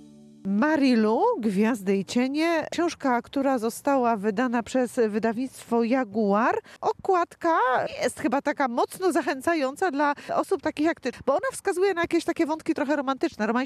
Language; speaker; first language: Polish; native; Polish